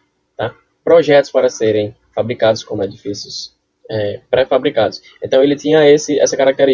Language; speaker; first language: Portuguese; native; Portuguese